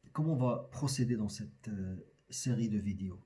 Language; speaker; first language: French; non-native, local second language; Arabic